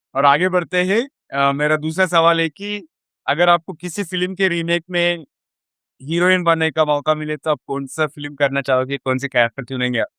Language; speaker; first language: Hindi; native; Hindi